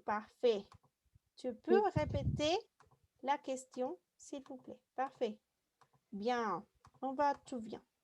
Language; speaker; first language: French; non-native, fluent; Spanish